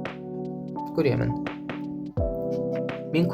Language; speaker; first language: Kazakh; non-native, learner; Russian